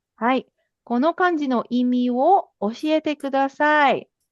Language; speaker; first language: Japanese; non-native, fluent; Filipino